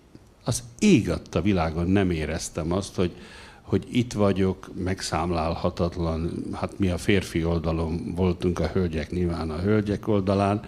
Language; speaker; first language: Hungarian; native; Hungarian